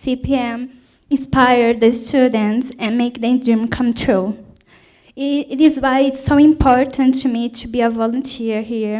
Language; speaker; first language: English; non-native, fluent; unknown